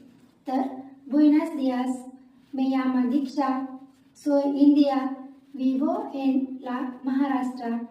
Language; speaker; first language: Spanish; non-native, learner; Marathi